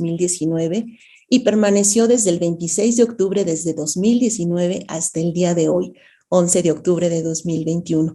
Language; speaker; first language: Spanish; native; Spanish